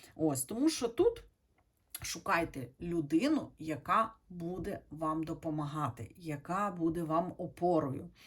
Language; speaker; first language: Ukrainian; non-native, local second language; Russian